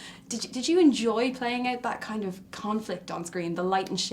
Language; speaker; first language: English; native; English